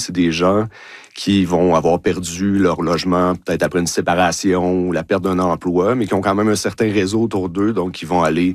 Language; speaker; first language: French; native; French